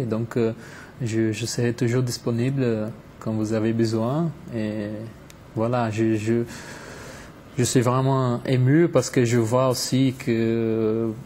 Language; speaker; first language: French; non-native, fluent; Portuguese